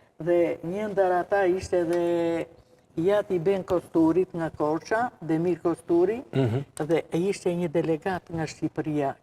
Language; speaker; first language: Albanian; non-native, local second language; Romany